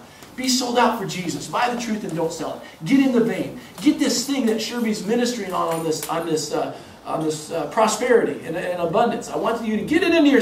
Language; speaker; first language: English; native; English